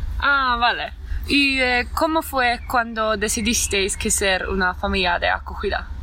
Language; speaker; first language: Spanish; non-native, learner; Swedish